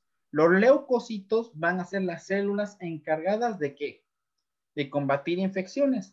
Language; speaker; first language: Spanish; native; Spanish